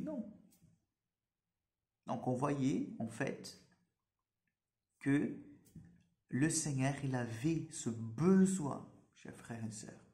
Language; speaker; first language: French; non-native, fluent; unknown